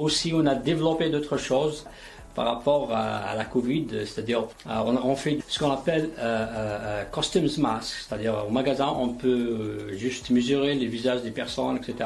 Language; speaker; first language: French; non-native, local second language; Arabic